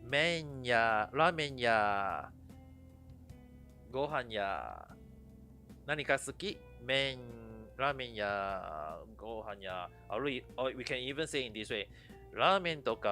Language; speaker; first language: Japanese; non-native, fluent; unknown